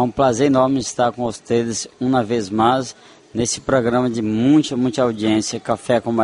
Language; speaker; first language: Spanish; non-native, fluent; Portuguese